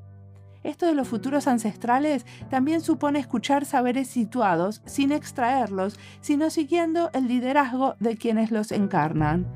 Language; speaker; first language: Spanish; native; Spanish